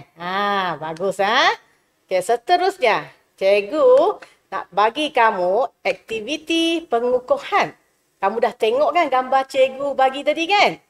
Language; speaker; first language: Malay; non-native, local second language; Chinese